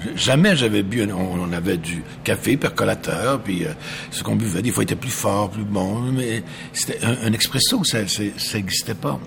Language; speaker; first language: French; native; French